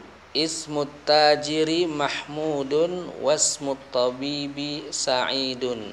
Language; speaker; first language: Arabic; non-native, fluent; Indonesian